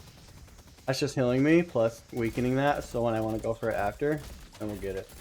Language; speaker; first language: English; native; English